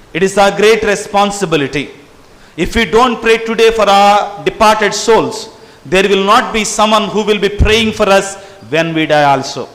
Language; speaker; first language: English; non-native, local second language; Telugu